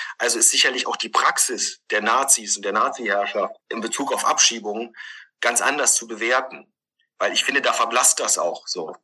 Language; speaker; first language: German; early bilingual, other home language; Greek